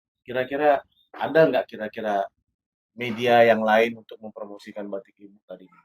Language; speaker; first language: Indonesian; native; Indonesian